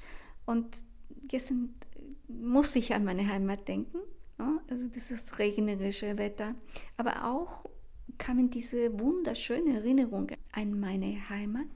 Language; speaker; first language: German; non-native, fluent; Spanish